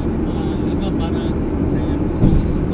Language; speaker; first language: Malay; non-native, learner; Bangla